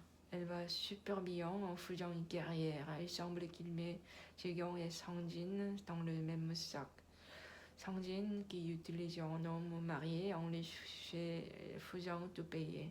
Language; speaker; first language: French; non-native, learner; Korean